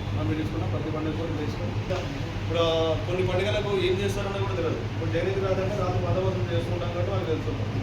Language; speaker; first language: Telugu; native; Telugu